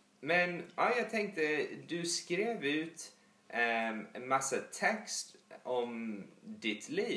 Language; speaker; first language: Swedish; early bilingual, heritage; English